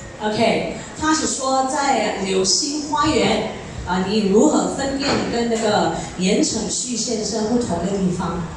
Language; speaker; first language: Chinese; early bilingual, heritage; Chinese